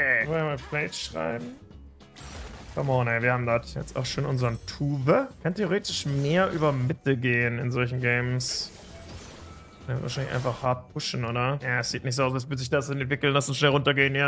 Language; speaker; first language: German; native; German